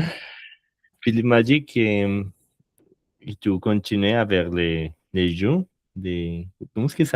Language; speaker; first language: French; non-native, learner; Spanish